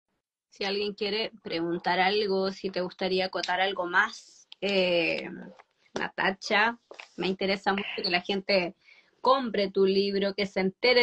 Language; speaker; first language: Spanish; native; Spanish